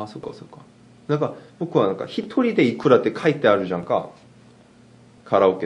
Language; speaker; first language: Japanese; non-native, fluent; Korean